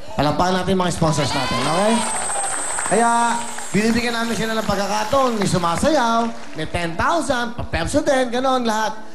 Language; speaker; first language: Filipino; native; Filipino